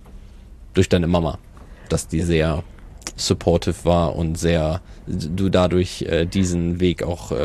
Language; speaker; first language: German; native; German